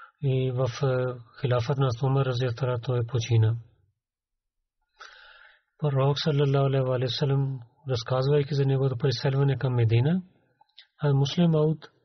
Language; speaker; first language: Bulgarian; non-native, learner; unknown